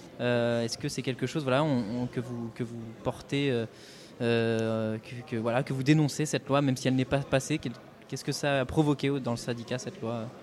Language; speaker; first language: French; native; French